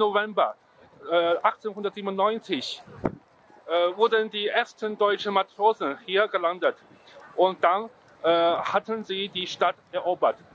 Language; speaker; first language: German; non-native, fluent; Chinese